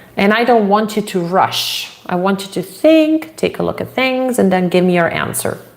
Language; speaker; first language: English; non-native, fluent; Italian